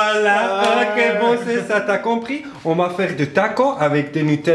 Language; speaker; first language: French; non-native, learner; Spanish